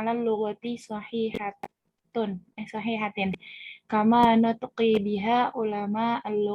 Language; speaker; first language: Arabic; non-native, learner; Indonesian